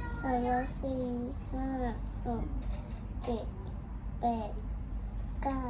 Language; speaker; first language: Thai; native; Thai